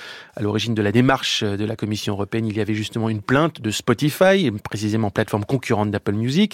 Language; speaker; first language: French; native; French